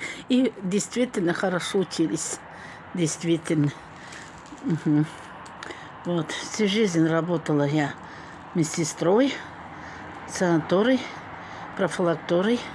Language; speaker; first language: Russian; non-native, local second language; Tatar